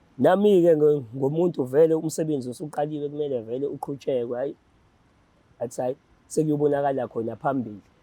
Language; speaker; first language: Zulu; native; Zulu